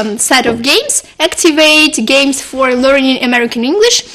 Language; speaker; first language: English; non-native, fluent; Ukrainian